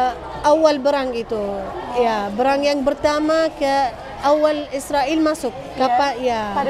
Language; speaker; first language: Indonesian; non-native, fluent; Arabic